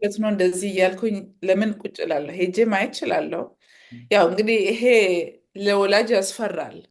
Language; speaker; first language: Amharic; early bilingual, heritage; Amharic